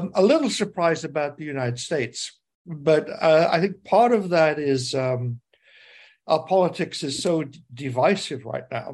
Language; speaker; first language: English; native; English